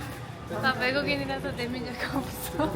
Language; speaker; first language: Korean; non-native, learner; Turkish